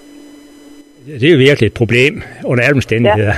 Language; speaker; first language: Danish; native; Danish